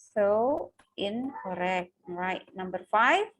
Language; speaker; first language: English; non-native, local second language; Indonesian